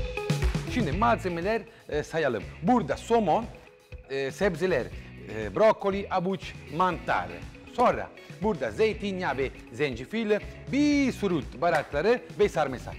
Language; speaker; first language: Turkish; non-native, learner; Italian